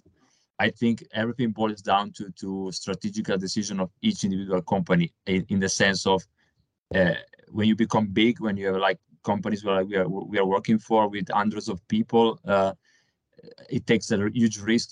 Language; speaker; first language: English; non-native, fluent; Italian